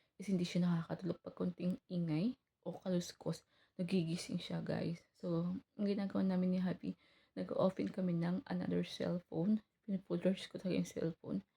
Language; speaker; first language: Filipino; native; Filipino